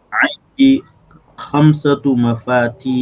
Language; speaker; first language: Arabic; non-native, learner; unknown